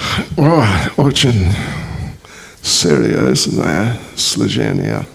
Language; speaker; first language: Russian; non-native, fluent; English